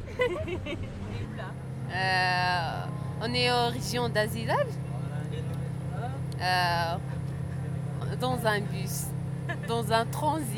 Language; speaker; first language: French; non-native, learner; Arabic